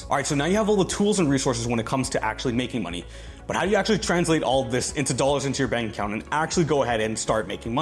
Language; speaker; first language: English; native; English